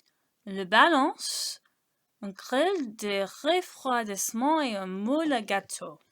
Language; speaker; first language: French; non-native, learner; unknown